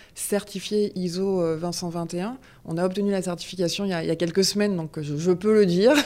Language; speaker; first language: French; native; French